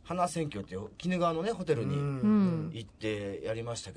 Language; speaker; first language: Japanese; native; Japanese